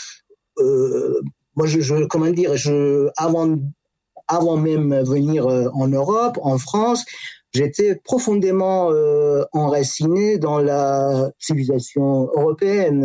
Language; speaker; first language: French; non-native, fluent; Persian